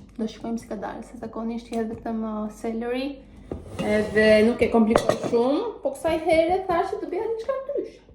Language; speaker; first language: Albanian; early bilingual, heritage; Albanian